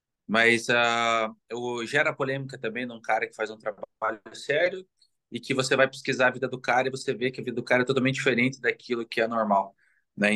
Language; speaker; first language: Portuguese; native; Portuguese